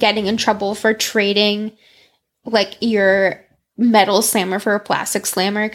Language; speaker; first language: English; native; English